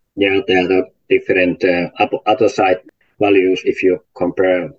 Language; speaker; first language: English; non-native, learner; Finnish